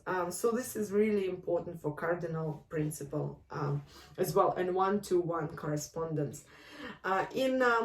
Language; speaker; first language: English; non-native, fluent; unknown